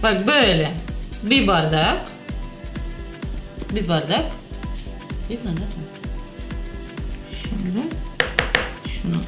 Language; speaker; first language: Turkish; non-native, learner; Russian